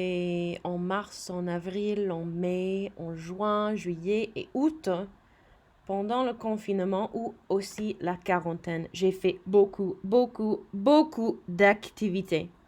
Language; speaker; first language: French; non-native, fluent; English